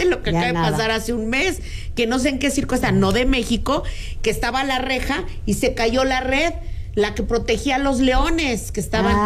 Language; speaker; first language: Spanish; native; Spanish